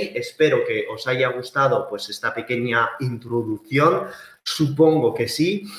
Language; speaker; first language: Spanish; early bilingual, heritage; Spanish